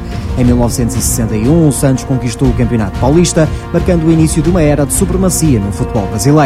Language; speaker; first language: Portuguese; native; Portuguese